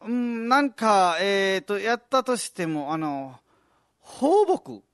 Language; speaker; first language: Japanese; non-native, fluent; Nepali